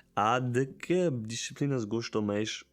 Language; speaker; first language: Portuguese; non-native, learner; German